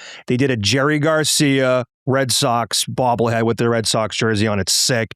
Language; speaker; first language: English; native; English